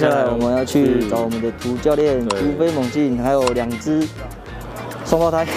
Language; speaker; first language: Chinese; native; Chinese